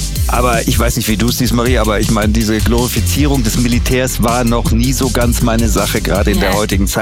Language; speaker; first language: German; native; German